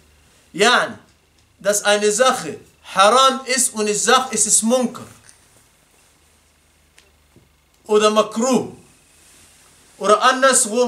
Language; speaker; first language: German; non-native, fluent; Arabic